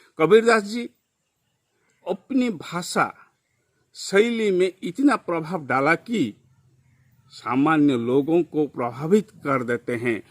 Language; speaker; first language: Hindi; non-native, local second language; Odia